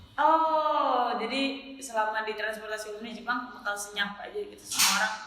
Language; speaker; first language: Indonesian; native; Indonesian